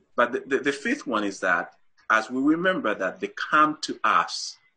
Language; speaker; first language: English; non-native, fluent; Haitian Creole